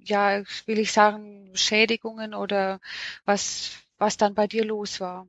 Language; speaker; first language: German; native; German